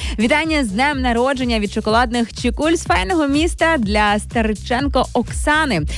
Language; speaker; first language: Ukrainian; native; Ukrainian